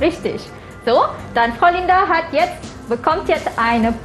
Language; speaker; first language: German; non-native, fluent; Malay